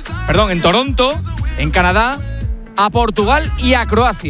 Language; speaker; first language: Spanish; native; Spanish